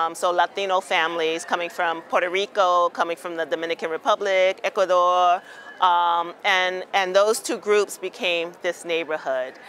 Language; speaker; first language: English; native; English